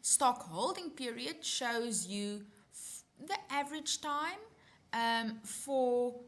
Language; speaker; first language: English; non-native, local second language; Afrikaans